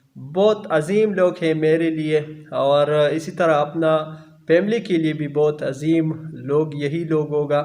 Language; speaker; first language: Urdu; non-native, local second language; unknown